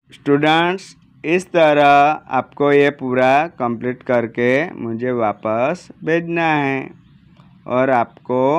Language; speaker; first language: Hindi; non-native, local second language; Gujarati